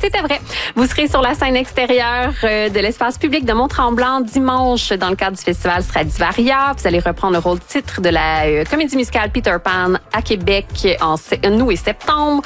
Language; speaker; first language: French; native; French